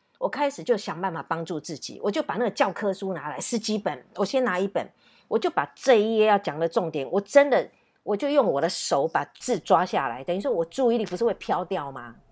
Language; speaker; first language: Chinese; native; Chinese